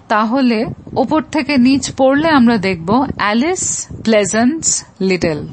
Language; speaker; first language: Bangla; native; Bangla